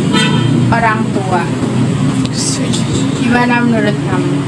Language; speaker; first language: Indonesian; native; Indonesian